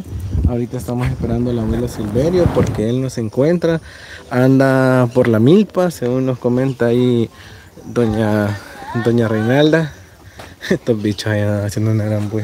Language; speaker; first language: Spanish; native; Spanish